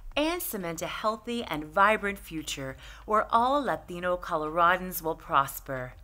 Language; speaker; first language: English; native; English